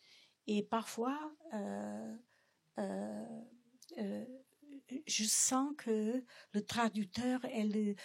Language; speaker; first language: French; non-native, fluent; Portuguese